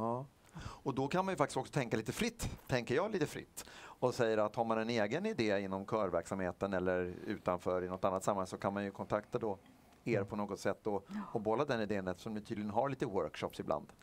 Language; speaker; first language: Swedish; native; Swedish